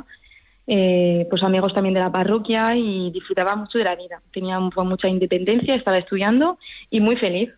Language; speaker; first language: Spanish; early bilingual, heritage; French